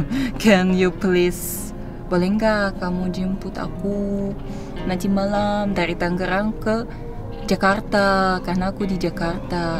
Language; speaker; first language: Indonesian; non-native, learner; Russian